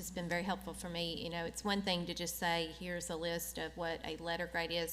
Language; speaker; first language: English; native; English